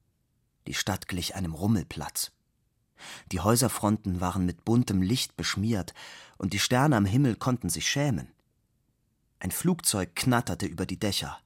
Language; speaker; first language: German; native; German